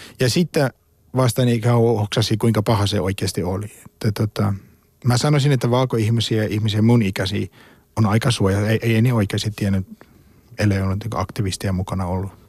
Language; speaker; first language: Finnish; non-native, fluent; Afrikaans